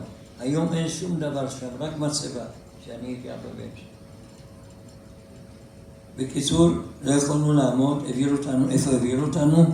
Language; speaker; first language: Hebrew; non-native, fluent; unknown